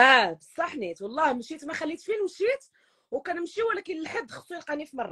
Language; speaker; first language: Arabic; native; Arabic